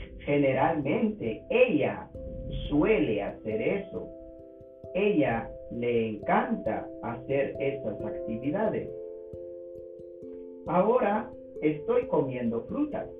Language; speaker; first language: Spanish; non-native, learner; English